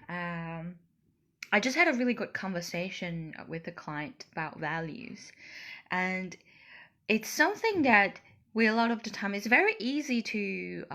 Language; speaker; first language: English; non-native, fluent; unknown